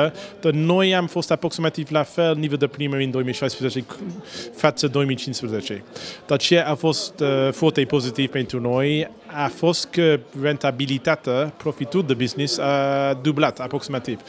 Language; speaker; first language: Romanian; non-native, learner; English